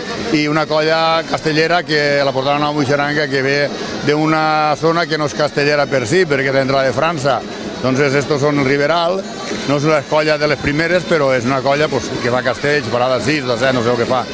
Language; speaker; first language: Catalan; native; Catalan